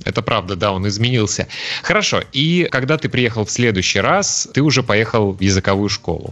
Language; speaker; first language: Russian; native; Russian